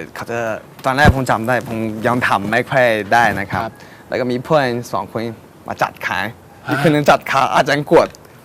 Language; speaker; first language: Thai; non-native, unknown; Chinese